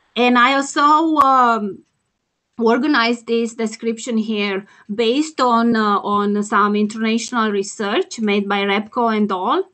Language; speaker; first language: English; non-native, fluent; Romanian